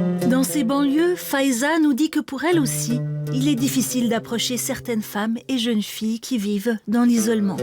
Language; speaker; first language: French; native; French